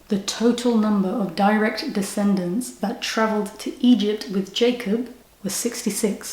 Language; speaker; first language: English; native; English